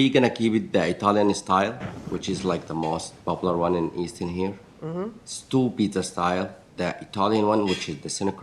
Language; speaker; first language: English; non-native, learner; Arabic